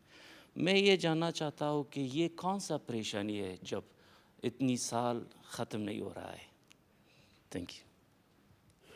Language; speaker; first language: Hindi; non-native, fluent; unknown